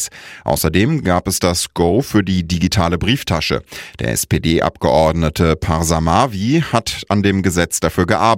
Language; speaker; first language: German; native; German